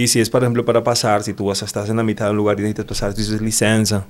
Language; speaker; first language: Portuguese; non-native, fluent; Spanish